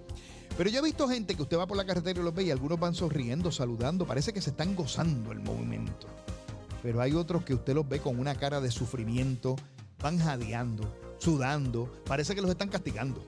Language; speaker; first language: Spanish; native; Spanish